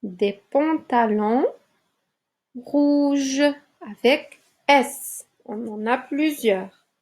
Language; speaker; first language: French; non-native, local second language; Arabic